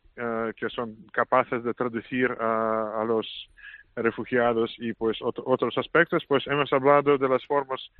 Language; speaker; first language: Spanish; non-native, fluent; Russian